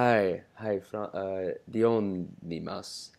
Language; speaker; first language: Japanese; non-native, learner; English